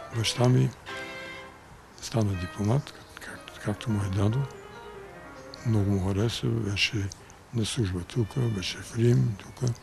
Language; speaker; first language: Bulgarian; early bilingual, heritage; Bulgarian